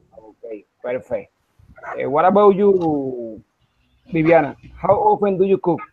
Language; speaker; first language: English; non-native, learner; Spanish